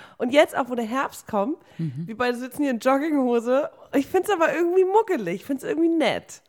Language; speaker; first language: German; native; German